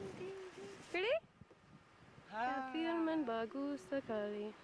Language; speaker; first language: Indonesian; non-native, learner; English